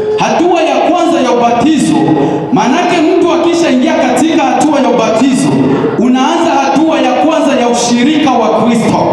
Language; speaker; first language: Swahili; native; Swahili